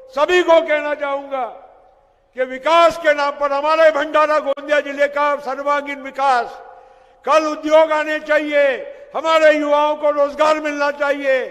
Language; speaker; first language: Hindi; non-native, local second language; Gujarati